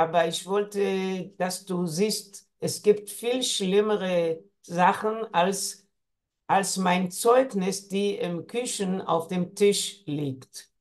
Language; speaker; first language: German; non-native, learner; Hebrew